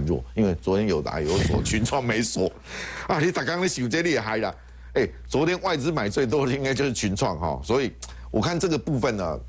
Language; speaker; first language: Chinese; native; Chinese